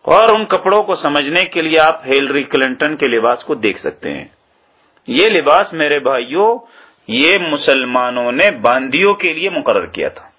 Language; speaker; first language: Urdu; native; Urdu